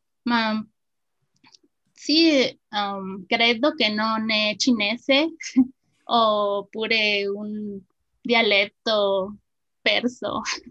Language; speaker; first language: Italian; non-native, fluent; Spanish